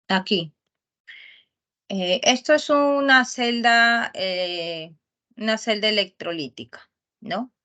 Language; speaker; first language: Spanish; native; Spanish